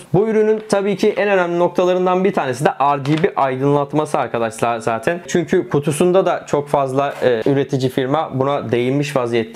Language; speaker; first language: Turkish; native; Turkish